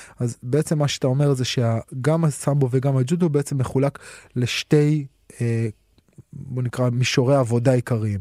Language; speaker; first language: Hebrew; native; Hebrew